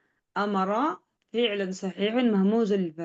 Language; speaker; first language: Arabic; non-native, fluent; Indonesian